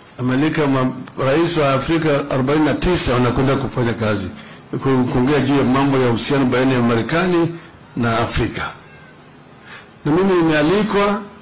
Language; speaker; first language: Swahili; non-native, local second language; Luo (Kenya and Tanzania)